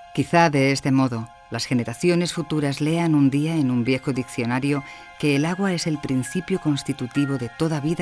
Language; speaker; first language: Spanish; native; Spanish